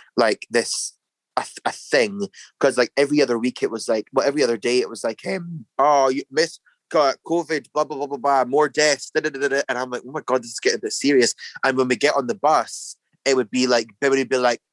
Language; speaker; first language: English; native; English